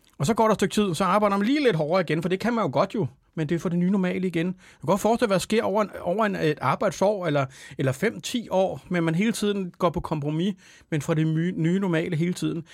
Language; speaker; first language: Danish; native; Danish